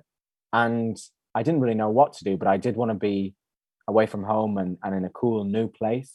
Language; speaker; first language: English; native; English